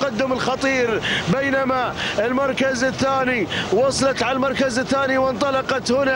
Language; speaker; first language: Arabic; native; Arabic